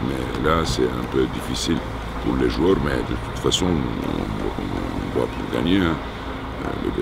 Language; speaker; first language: French; non-native, fluent; Turkish